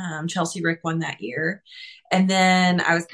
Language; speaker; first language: English; native; English